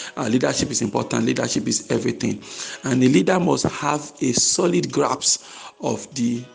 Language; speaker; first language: English; non-native, local second language; Yoruba